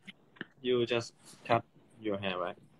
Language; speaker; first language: English; non-native, learner; Thai